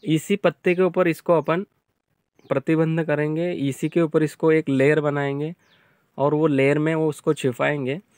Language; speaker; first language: Hindi; native; Hindi